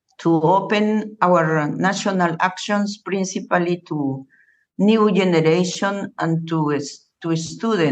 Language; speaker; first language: English; non-native, learner; Spanish